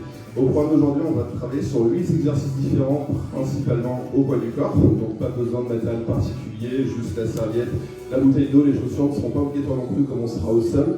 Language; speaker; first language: French; native; French